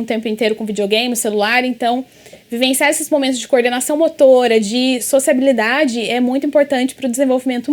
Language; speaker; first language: Portuguese; native; Portuguese